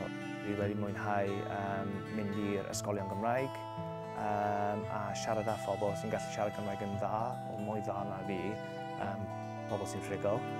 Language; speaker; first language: Welsh; non-native, local second language; English